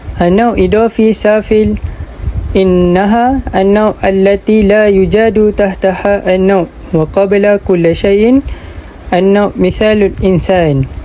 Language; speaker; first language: Arabic; non-native, learner; Malay